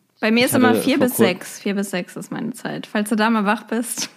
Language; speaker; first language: German; native; German